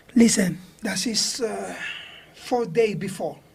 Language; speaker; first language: English; non-native, learner; Spanish